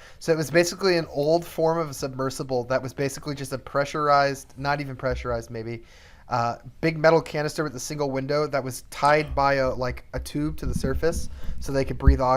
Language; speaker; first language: English; native; English